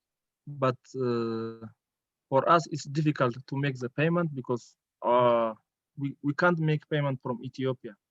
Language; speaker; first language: English; non-native, local second language; Amharic